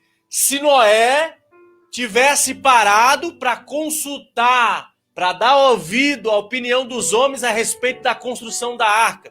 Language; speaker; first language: Portuguese; native; Portuguese